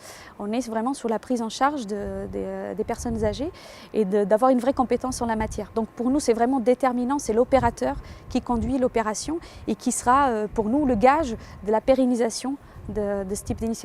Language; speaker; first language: French; native; French